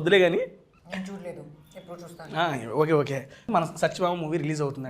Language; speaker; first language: Telugu; native; Telugu